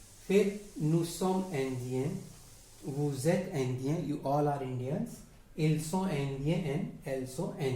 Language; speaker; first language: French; non-native, fluent; Hindi